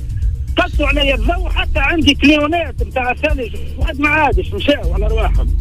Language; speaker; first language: Arabic; native; Arabic